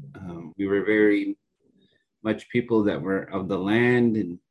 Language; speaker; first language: English; native; English